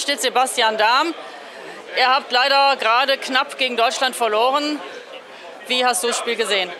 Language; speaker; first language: German; native; German